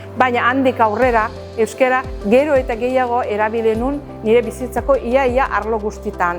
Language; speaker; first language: Basque; non-native, fluent; Azerbaijani